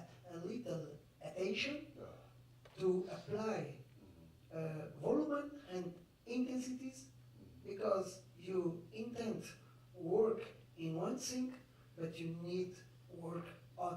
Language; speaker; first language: English; non-native, fluent; Portuguese